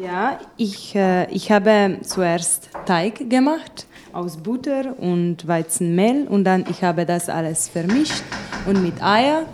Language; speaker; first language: German; non-native, learner; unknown